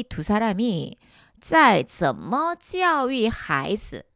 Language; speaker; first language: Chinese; non-native, fluent; Korean